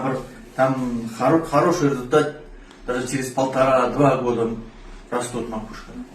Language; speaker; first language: Russian; non-native, learner; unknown